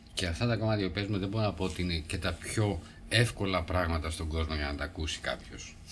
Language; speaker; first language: Greek; native; Greek